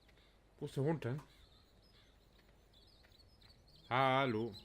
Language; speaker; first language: German; native; German